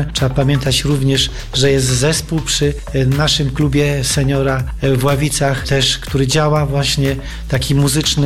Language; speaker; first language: Polish; native; Polish